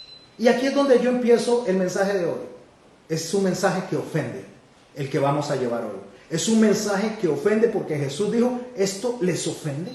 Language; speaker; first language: Spanish; native; Spanish